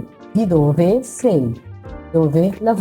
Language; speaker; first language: Italian; non-native, learner; Arabic